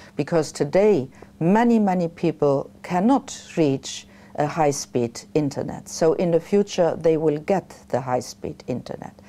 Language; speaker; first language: English; non-native, fluent; Luxembourgish